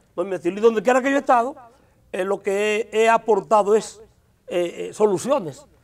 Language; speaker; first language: Spanish; native; Spanish